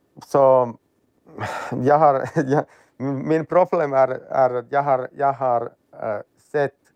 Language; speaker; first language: Swedish; non-native, learner; Finnish